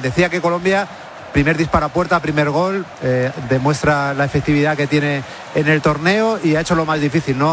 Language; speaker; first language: Spanish; native; Spanish